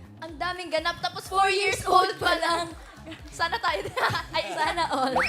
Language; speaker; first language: Filipino; native; Filipino